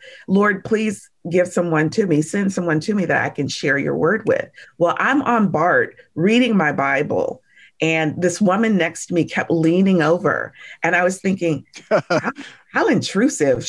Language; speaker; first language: English; native; English